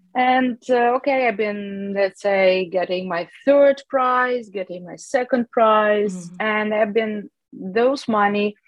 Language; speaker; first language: English; non-native, fluent; Russian